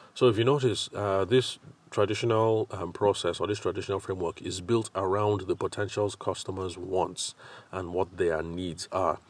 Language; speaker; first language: English; non-native, local second language; Yoruba